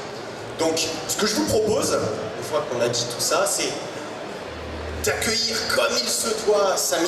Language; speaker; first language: French; native; French